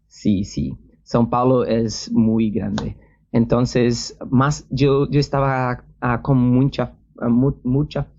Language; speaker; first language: Spanish; non-native, learner; Portuguese